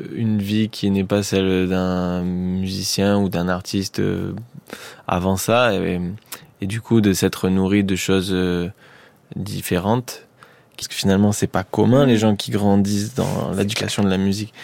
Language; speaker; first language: French; native; French